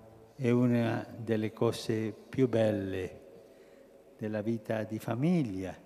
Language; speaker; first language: Italian; early bilingual, heritage; Spanish